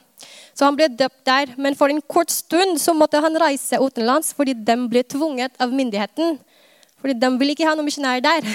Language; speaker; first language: Norwegian; non-native, fluent; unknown